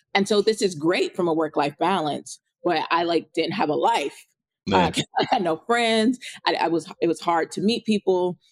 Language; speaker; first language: English; native; English